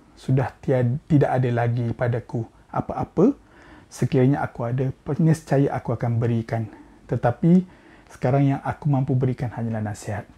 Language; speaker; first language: Malay; native; Malay